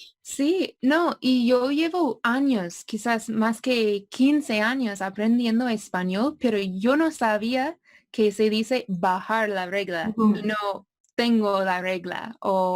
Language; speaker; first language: Spanish; non-native, fluent; English